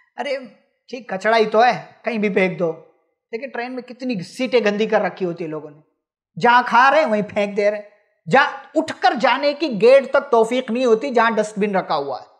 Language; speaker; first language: Hindi; native; Hindi